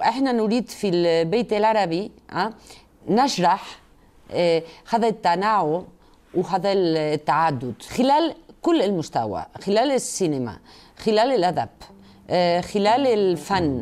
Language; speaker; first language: Arabic; non-native, fluent; Spanish